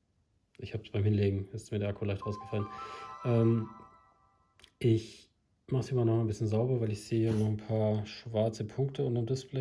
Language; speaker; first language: German; native; German